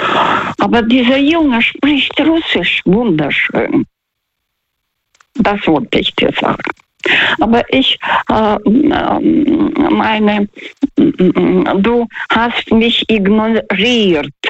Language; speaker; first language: German; non-native, fluent; Russian